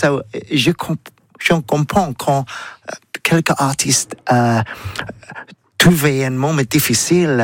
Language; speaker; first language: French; non-native, learner; English